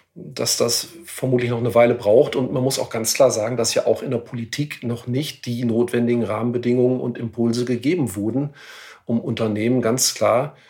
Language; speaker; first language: German; native; German